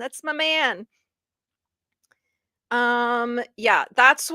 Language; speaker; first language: English; native; English